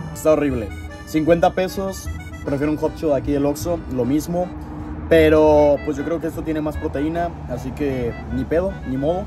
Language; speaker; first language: Spanish; native; Spanish